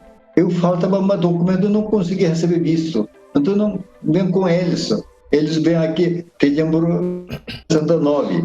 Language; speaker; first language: Portuguese; non-native, learner; Korean